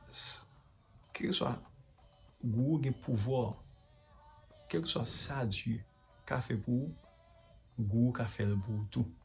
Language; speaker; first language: French; non-native, local second language; Haitian Creole